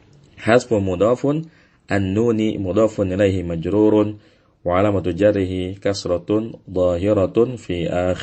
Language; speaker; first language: Arabic; non-native, fluent; Indonesian